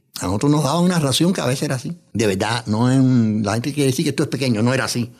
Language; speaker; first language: Spanish; native; Spanish